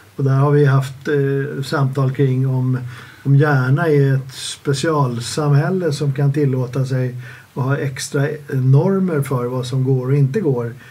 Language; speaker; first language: Swedish; native; Swedish